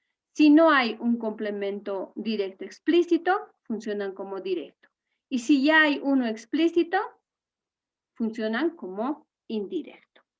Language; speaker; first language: Spanish; native; Spanish